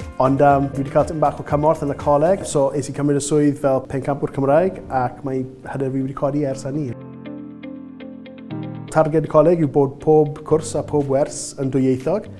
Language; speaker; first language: Welsh; non-native, local second language; English